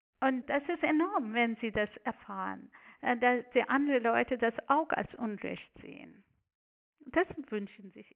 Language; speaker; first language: German; non-native, fluent; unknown